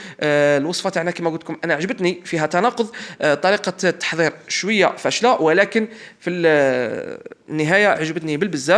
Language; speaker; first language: Arabic; native; Arabic